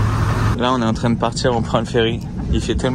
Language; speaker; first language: French; native; French